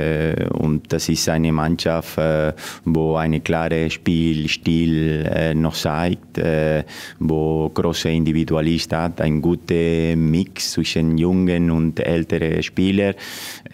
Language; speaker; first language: German; non-native, fluent; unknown